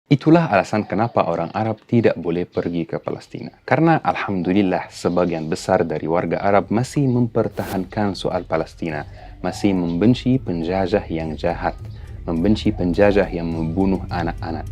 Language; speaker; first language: Indonesian; non-native, fluent; Arabic